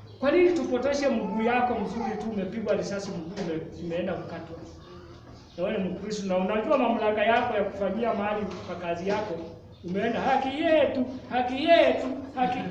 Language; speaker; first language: Swahili; non-native, local second language; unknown